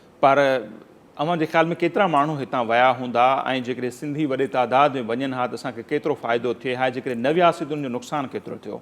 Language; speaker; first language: Sindhi; native; Sindhi